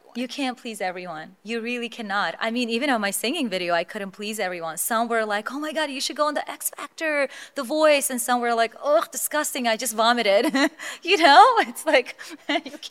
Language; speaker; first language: English; non-native, fluent; Azerbaijani